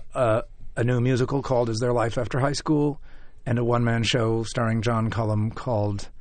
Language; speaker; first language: English; native; English